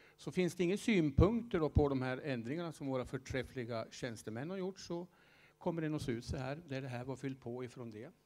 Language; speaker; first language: Swedish; native; Swedish